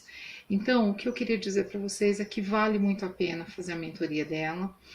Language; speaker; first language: Portuguese; native; Portuguese